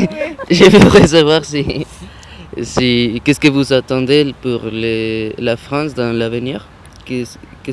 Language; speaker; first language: French; non-native, fluent; Spanish